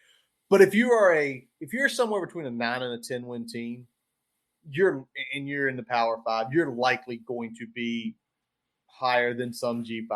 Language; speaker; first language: English; native; English